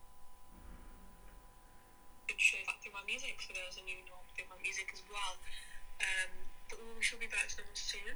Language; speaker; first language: English; native; English